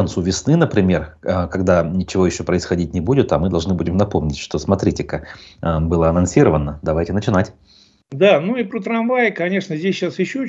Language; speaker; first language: Russian; native; Russian